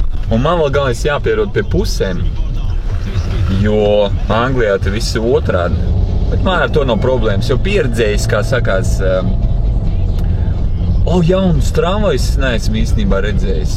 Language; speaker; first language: Latvian; native; Latvian